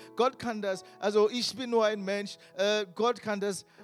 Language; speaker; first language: German; non-native, fluent; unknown